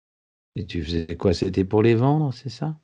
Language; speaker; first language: French; native; French